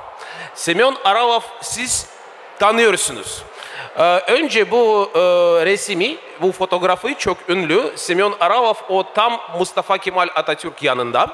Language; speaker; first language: Turkish; non-native, fluent; Russian